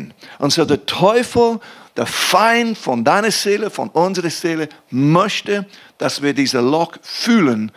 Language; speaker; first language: German; non-native, fluent; English